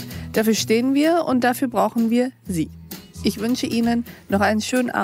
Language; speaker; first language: German; native; German